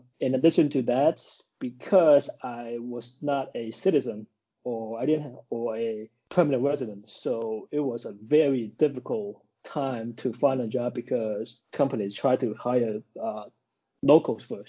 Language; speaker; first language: English; non-native, local second language; Cantonese